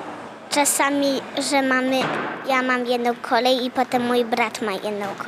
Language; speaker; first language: Polish; early bilingual, heritage; Polish